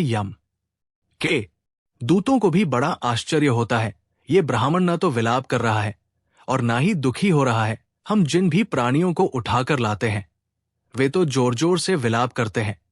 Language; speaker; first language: Hindi; native; Hindi